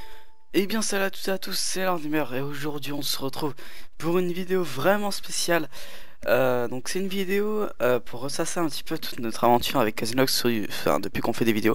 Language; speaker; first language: French; native; French